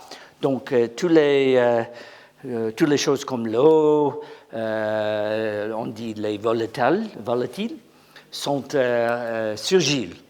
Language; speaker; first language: French; non-native, learner; English